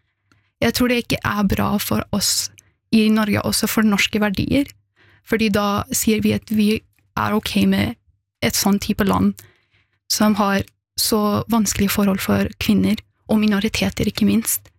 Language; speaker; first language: Norwegian; early bilingual, other home language; Persian